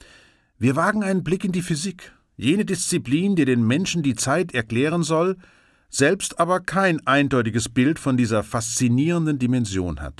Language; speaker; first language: German; native; German